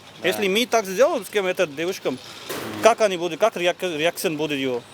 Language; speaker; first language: Russian; non-native, learner; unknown